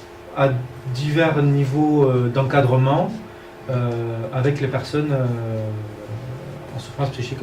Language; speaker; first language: French; native; French